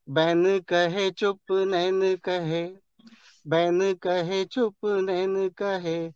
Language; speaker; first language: Hindi; native; Hindi